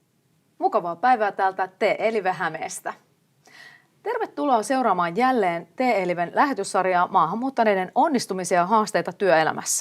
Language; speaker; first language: Finnish; native; Finnish